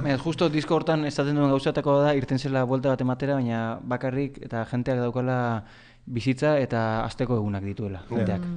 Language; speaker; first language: Basque; native; Basque